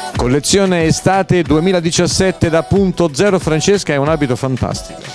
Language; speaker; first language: Italian; native; Italian